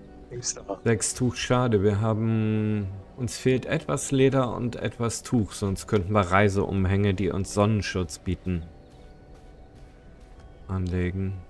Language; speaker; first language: German; native; German